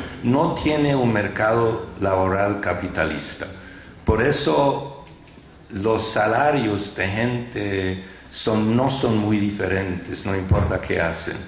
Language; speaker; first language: Spanish; non-native, fluent; English